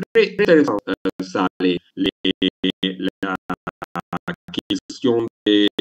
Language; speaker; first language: French; non-native, learner; Italian